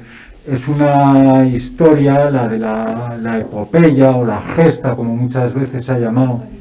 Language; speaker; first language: Spanish; native; Spanish